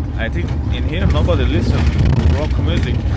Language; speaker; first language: English; non-native, learner; Turkish